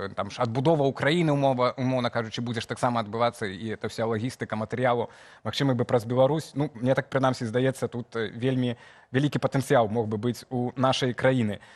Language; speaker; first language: Belarusian; non-native, local second language; Russian